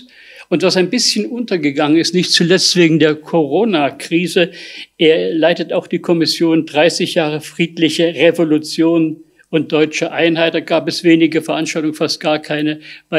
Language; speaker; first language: German; native; German